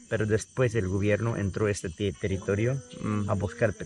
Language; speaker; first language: Spanish; non-native, local second language; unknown